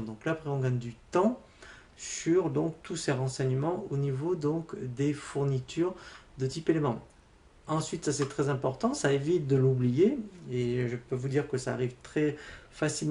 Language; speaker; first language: French; native; French